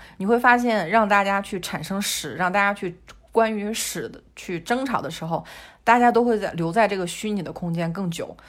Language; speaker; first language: Chinese; native; Chinese